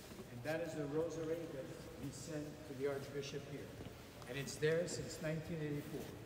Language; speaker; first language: English; non-native, fluent; French